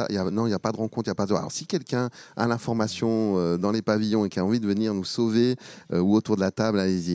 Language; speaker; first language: French; native; French